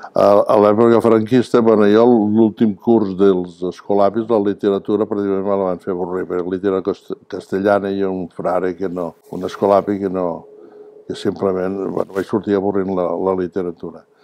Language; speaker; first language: Catalan; native; Catalan